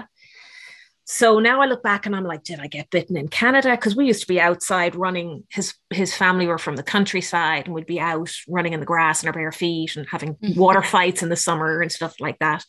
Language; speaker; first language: English; native; English